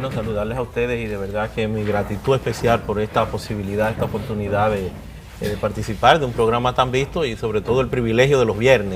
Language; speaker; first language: Spanish; native; Spanish